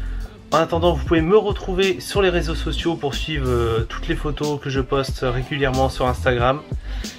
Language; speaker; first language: French; native; French